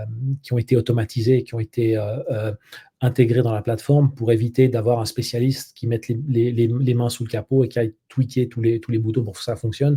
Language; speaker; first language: French; native; French